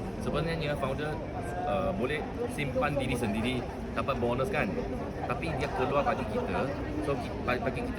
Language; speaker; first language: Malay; non-native, local second language; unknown